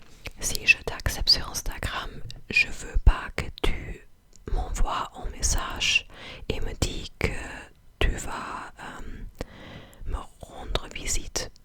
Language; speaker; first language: French; non-native, fluent; English